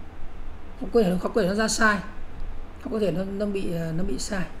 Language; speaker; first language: Vietnamese; native; Vietnamese